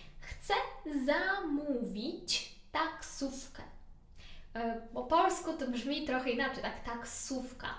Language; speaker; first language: Polish; non-native, learner; Ukrainian